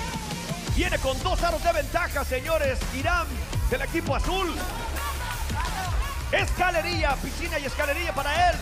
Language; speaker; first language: Spanish; native; Spanish